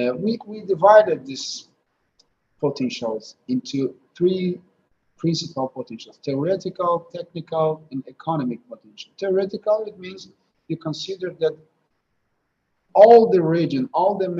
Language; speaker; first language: English; non-native, fluent; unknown